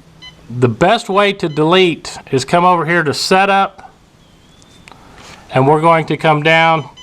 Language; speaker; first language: English; native; English